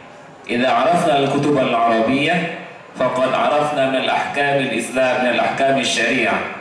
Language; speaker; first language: Arabic; non-native, fluent; Indonesian